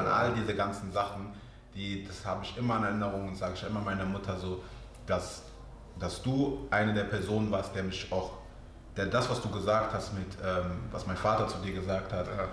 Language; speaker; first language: German; early bilingual, other home language; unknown